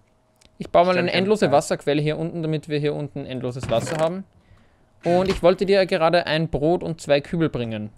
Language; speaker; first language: German; native; German